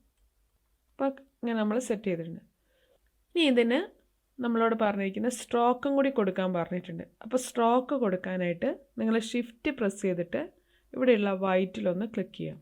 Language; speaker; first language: Malayalam; native; Malayalam